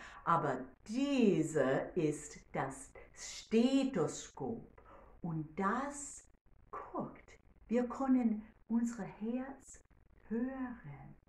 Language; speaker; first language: German; non-native, learner; English